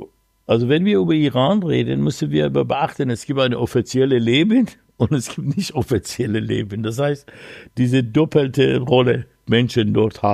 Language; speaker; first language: German; non-native, learner; Persian